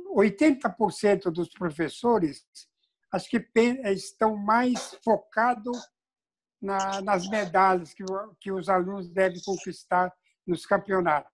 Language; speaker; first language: Portuguese; native; Portuguese